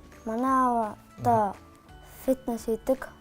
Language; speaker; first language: Mongolian; early bilingual, heritage; Mongolian